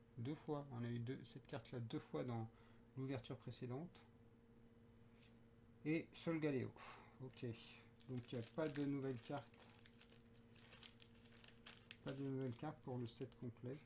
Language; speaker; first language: French; native; French